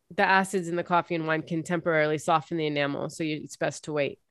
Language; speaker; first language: English; early bilingual, other home language; Arabic